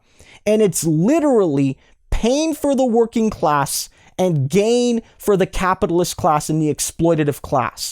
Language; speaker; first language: English; native; English